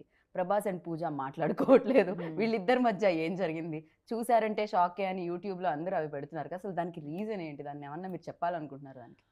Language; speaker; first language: Telugu; native; Telugu